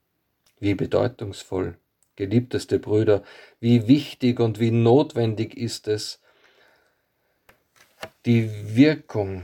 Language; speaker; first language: German; native; German